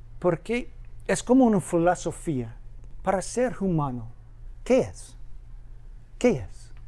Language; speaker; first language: Spanish; non-native, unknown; English